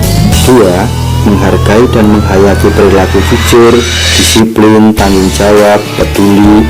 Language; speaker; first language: Indonesian; native; Indonesian